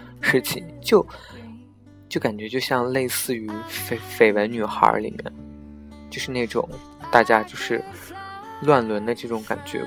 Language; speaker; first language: Chinese; native; Chinese